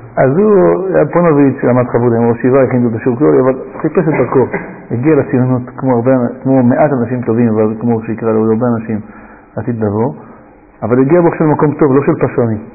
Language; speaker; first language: Hebrew; native; Hebrew